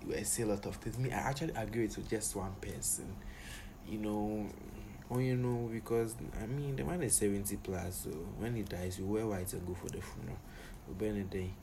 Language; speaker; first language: English; non-native, local second language; Akan